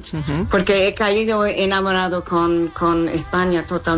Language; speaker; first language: Spanish; non-native, fluent; English